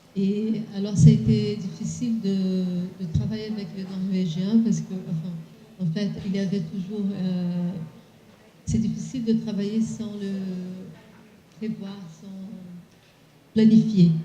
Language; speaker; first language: French; non-native, fluent; Portuguese